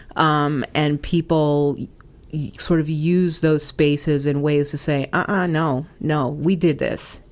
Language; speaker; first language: English; native; English